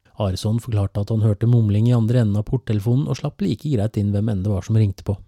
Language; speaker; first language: Norwegian; native; Norwegian